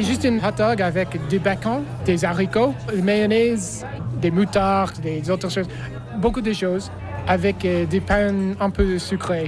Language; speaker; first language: French; non-native, learner; English